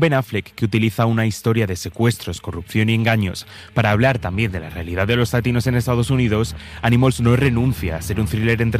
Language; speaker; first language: Spanish; native; Spanish